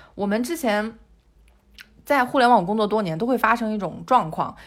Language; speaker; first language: Chinese; native; Chinese